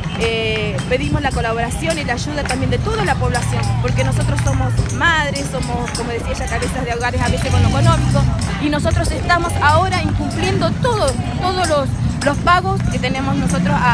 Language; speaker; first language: Spanish; native; Spanish